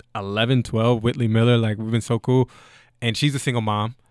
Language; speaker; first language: English; native; English